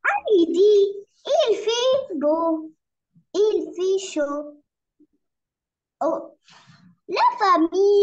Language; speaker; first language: French; non-native, learner; Arabic